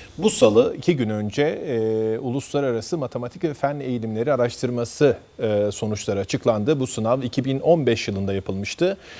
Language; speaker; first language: Turkish; native; Turkish